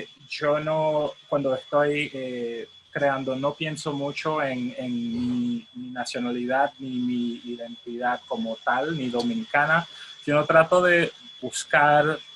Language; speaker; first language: Spanish; non-native, fluent; Haitian Creole